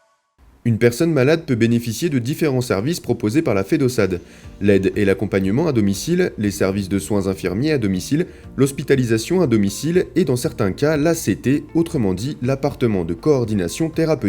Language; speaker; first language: French; native; French